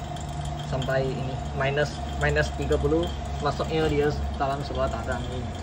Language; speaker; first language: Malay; non-native, local second language; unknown